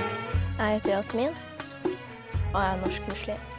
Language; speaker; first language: Norwegian; early bilingual, other home language; Somali